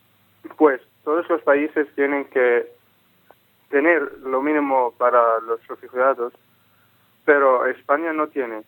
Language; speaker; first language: Spanish; non-native, learner; Arabic